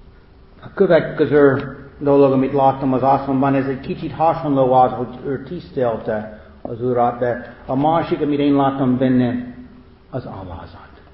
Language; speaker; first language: Hungarian; non-native, fluent; English